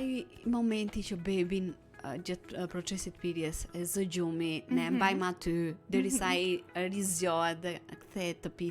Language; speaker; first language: Albanian; native; Albanian